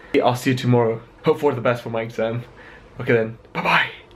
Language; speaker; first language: English; non-native, fluent; Indonesian